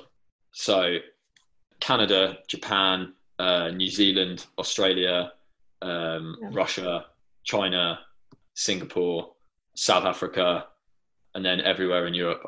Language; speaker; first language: English; native; English